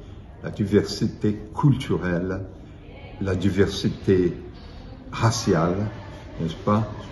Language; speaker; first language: French; non-native, fluent; Portuguese